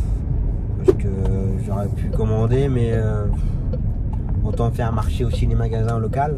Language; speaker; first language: French; native; French